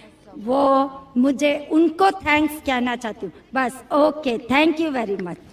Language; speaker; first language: Hindi; non-native, local second language; Marathi